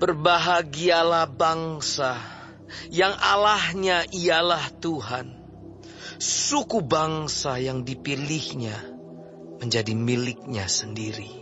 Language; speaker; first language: Indonesian; native; Indonesian